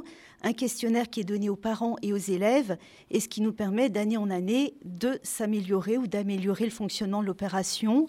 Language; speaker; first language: French; native; French